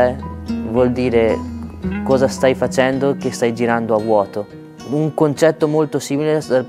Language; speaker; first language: Italian; non-native, fluent; Punjabi